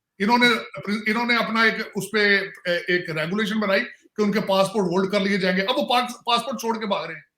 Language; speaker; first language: Urdu; non-native, local second language; Punjabi